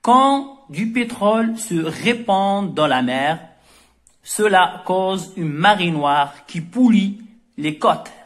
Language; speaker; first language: French; non-native, local second language; Arabic